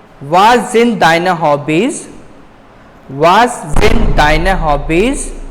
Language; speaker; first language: German; non-native, fluent; Hindi